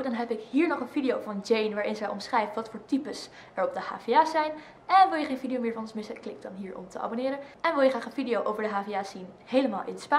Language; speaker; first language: Dutch; native; Dutch